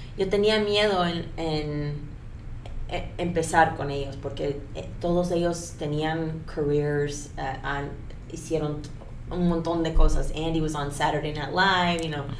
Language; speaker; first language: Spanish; early bilingual, heritage; Spanish